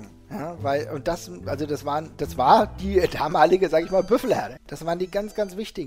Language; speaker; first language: German; native; German